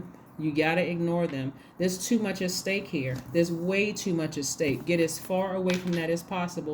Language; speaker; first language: English; native; English